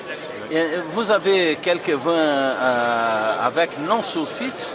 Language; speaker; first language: French; non-native, learner; Portuguese